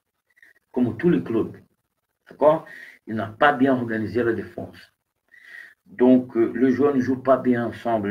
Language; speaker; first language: French; non-native, learner; Portuguese